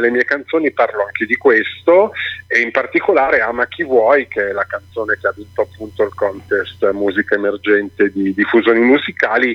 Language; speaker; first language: Italian; native; Italian